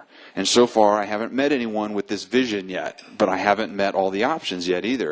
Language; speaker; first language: English; native; English